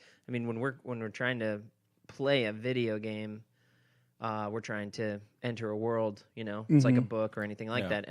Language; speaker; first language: English; native; English